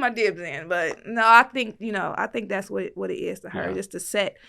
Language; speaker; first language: English; native; English